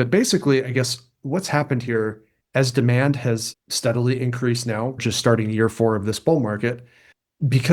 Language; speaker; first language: English; native; English